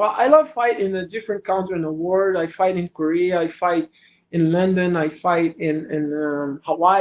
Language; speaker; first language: English; non-native, learner; Portuguese